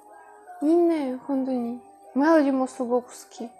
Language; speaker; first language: Japanese; non-native, learner; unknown